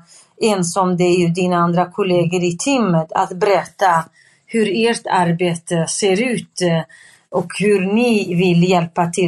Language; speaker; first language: Swedish; non-native, fluent; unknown